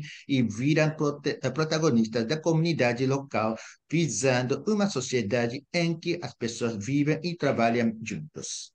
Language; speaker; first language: Portuguese; non-native, fluent; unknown